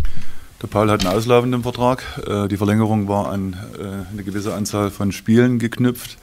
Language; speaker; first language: German; native; German